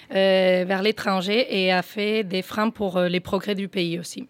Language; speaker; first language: French; non-native, fluent; Spanish